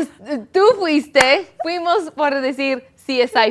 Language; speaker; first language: Spanish; early bilingual, heritage; Spanish